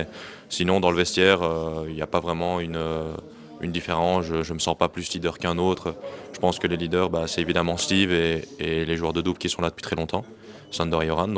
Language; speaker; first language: French; native; French